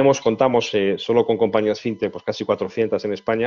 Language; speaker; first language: Spanish; native; Spanish